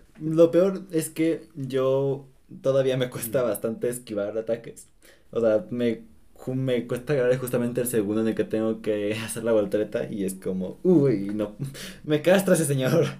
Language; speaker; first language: Spanish; native; Spanish